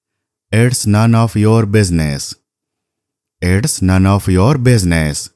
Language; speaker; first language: English; non-native, fluent; Nepali